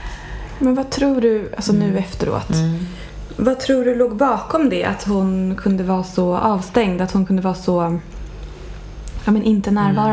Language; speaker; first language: Swedish; native; Swedish